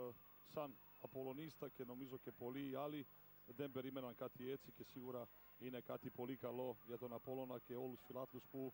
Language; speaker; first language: Greek; non-native, fluent; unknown